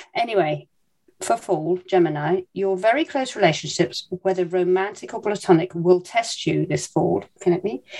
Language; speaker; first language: English; native; English